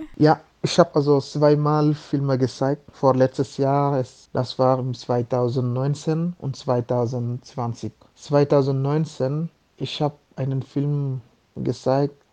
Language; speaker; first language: German; non-native, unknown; Wolof